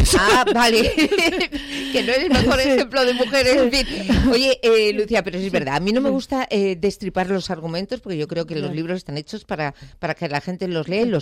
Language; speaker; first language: Spanish; native; Spanish